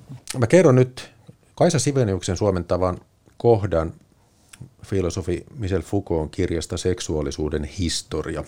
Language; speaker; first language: Finnish; native; Finnish